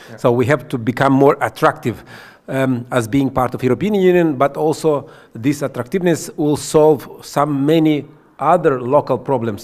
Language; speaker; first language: English; non-native, fluent; Romanian